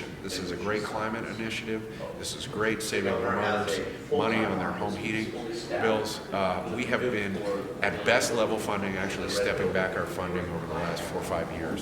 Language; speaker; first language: English; native; English